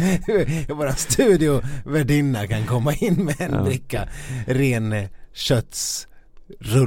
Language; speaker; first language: Swedish; native; Swedish